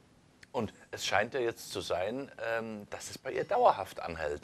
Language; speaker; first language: German; native; German